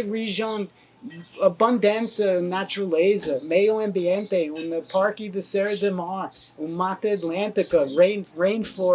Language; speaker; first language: Portuguese; non-native, learner; English